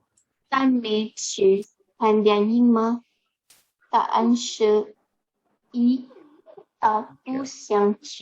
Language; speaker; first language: Chinese; non-native, learner; Malay